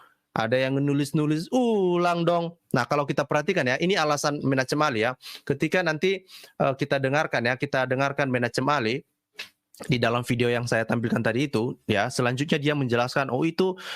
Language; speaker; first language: Indonesian; native; Indonesian